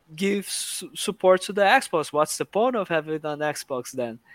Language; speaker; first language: English; non-native, fluent; Portuguese